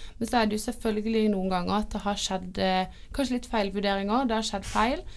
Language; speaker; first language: Norwegian; native; Norwegian